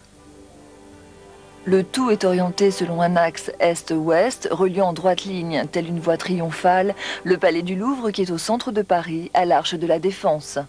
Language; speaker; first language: French; native; French